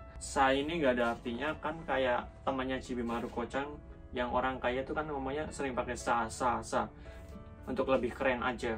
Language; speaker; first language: Indonesian; native; Indonesian